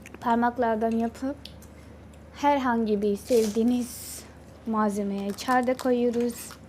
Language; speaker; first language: Turkish; non-native, learner; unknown